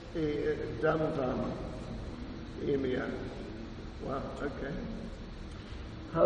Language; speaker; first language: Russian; non-native, learner; English